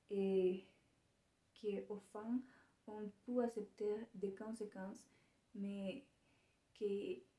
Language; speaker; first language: French; non-native, learner; Spanish